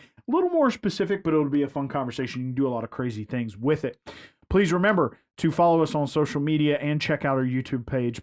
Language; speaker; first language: English; native; English